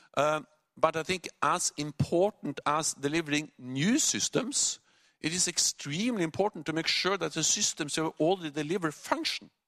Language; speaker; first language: English; non-native, fluent; Norwegian